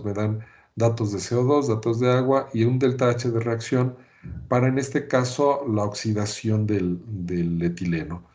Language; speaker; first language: Spanish; native; Spanish